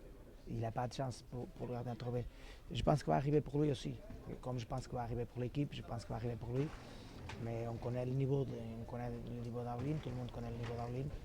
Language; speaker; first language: French; non-native, fluent; Portuguese